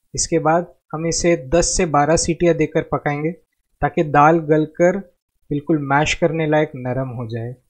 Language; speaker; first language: Hindi; non-native, local second language; Marathi